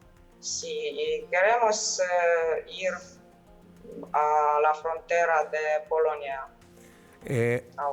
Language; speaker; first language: Spanish; non-native, fluent; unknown